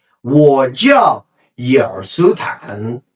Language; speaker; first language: Chinese; non-native, fluent; Kazakh